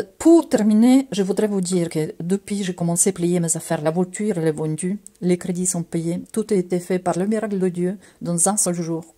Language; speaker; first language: French; non-native, fluent; Russian